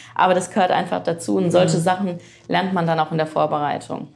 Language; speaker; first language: German; native; German